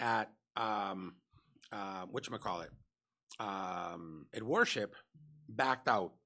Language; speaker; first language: English; early bilingual, other home language; Spanish